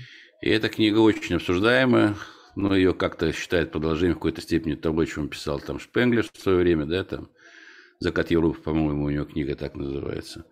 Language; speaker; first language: Russian; native; Russian